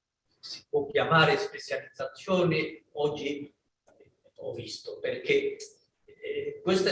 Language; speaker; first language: Italian; non-native, learner; Spanish